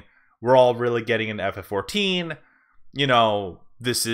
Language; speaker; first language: English; native; English